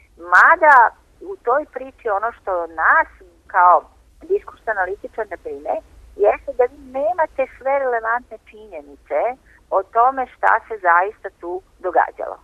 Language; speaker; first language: Serbian; native; Serbian